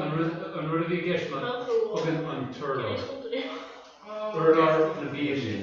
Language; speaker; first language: Irish; non-native, learner; English